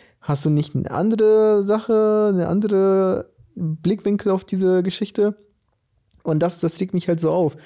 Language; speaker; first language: German; early bilingual, other home language; Portuguese